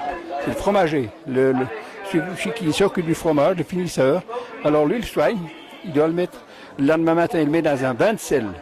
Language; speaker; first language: French; native; French